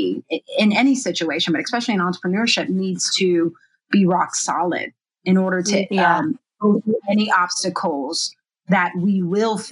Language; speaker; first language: English; native; English